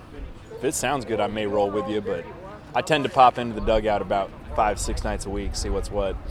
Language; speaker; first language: English; native; English